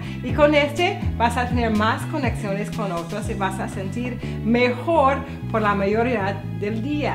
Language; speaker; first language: Spanish; non-native, learner; English